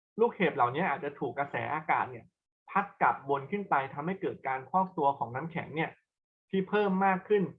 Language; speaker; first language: Thai; native; Thai